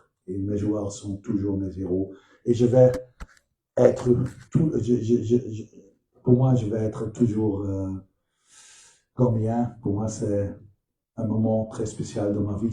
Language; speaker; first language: French; non-native, learner; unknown